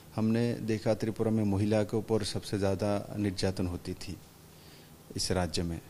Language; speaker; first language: Hindi; non-native, local second language; Bangla